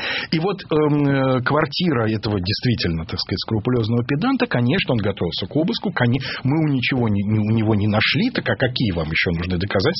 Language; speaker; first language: Russian; native; Russian